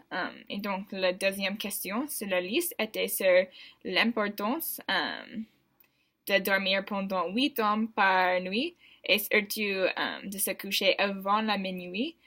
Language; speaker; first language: French; non-native, learner; English